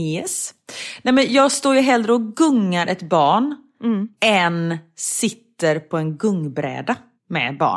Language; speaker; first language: Swedish; native; Swedish